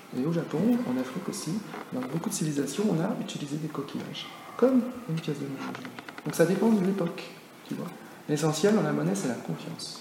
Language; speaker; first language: French; native; French